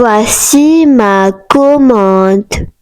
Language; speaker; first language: French; non-native, learner; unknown